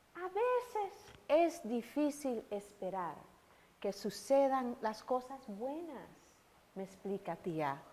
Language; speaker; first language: Spanish; early bilingual, heritage; Spanish